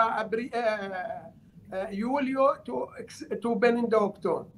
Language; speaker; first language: Greek; non-native, learner; Arabic